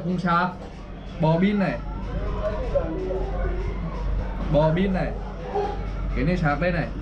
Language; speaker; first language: Vietnamese; native; Vietnamese